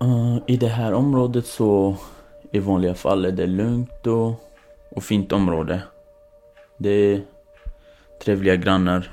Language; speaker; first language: Swedish; non-native, fluent; Kurdish